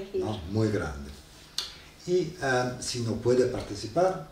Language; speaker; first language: Spanish; non-native, learner; Italian